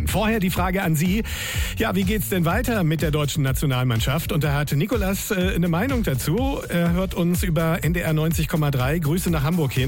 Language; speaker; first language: German; native; German